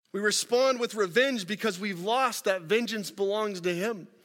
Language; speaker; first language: English; native; English